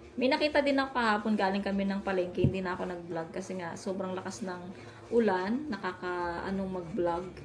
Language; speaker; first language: Filipino; native; Filipino